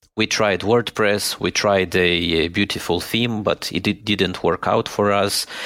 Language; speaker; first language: English; non-native, fluent; Romanian